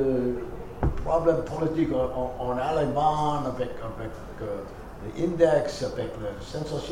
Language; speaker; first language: French; non-native, fluent; English